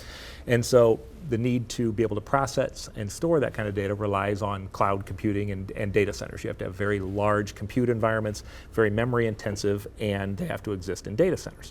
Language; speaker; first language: English; native; English